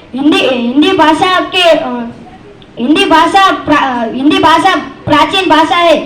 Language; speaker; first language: Hindi; non-native, local second language; Gujarati